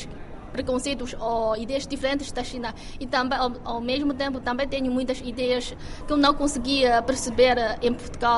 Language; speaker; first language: Portuguese; non-native, fluent; Chinese